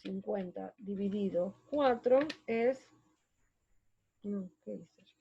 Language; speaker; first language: Spanish; native; Spanish